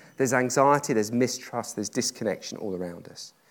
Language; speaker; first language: English; native; English